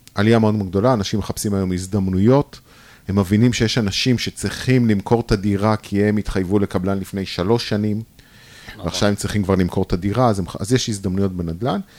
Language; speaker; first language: Hebrew; native; Hebrew